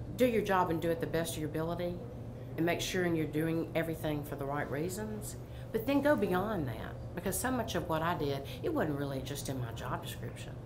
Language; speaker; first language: English; native; English